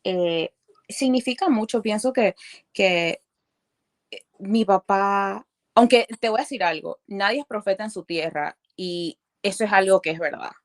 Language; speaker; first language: Spanish; early bilingual, other home language; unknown